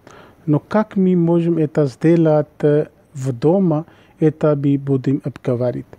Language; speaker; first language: Russian; non-native, learner; Urdu